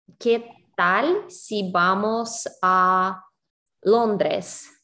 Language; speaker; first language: Spanish; non-native, learner; English